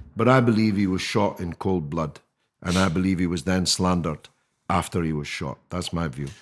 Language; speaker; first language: English; native; English